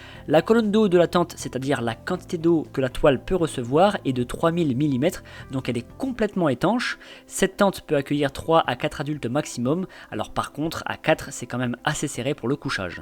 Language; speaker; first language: French; native; French